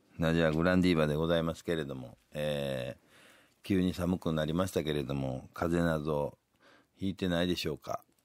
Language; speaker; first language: Japanese; native; Japanese